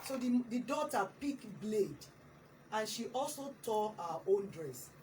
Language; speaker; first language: English; non-native, local second language; Yoruba